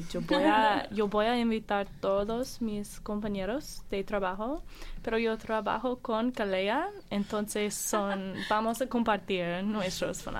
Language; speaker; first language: Spanish; non-native, learner; English